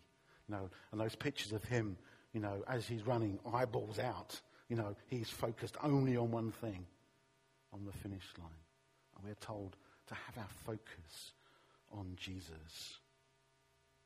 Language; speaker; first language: English; native; English